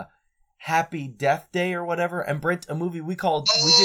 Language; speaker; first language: English; native; English